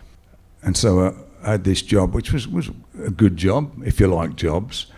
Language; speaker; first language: English; native; English